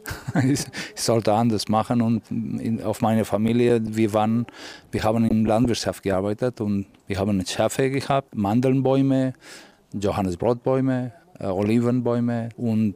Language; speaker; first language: German; non-native, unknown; Catalan